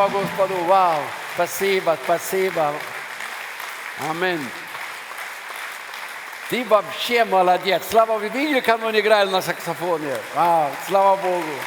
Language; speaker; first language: Russian; non-native, fluent; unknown